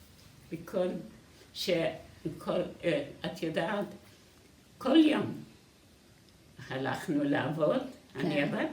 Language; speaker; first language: Hebrew; non-native, fluent; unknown